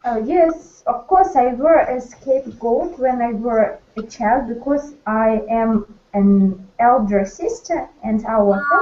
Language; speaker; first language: English; non-native, learner; Russian